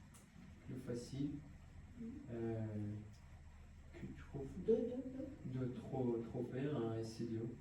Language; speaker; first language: French; non-native, learner; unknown